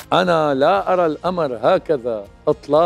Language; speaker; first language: Arabic; native; Arabic